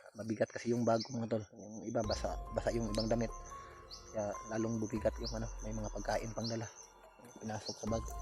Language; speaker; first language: Filipino; non-native, local second language; Cebuano